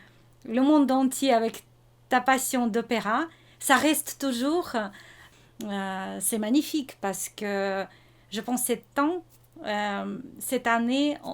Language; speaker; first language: French; non-native, fluent; Russian